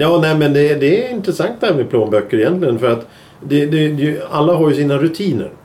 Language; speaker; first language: Swedish; native; Swedish